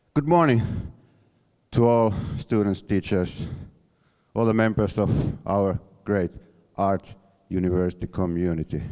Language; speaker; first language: English; non-native, fluent; Finnish